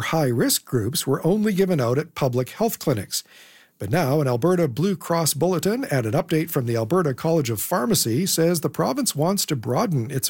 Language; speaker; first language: English; native; English